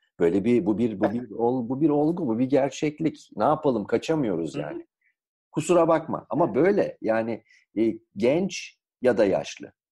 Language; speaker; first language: Turkish; native; Turkish